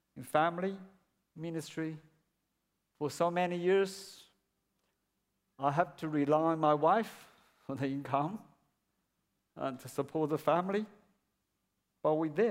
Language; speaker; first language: English; non-native, fluent; Chinese